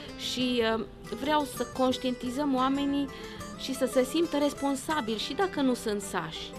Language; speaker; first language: Romanian; non-native, local second language; German